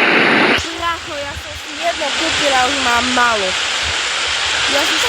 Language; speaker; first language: Polish; non-native, learner; Slovak